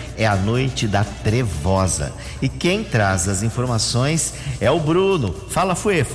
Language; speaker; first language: Portuguese; native; Portuguese